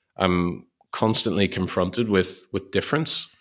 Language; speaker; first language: English; native; English